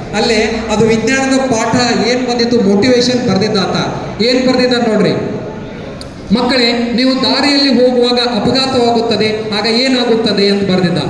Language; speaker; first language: Kannada; native; Kannada